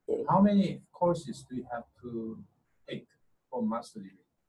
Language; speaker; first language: English; non-native, fluent; Korean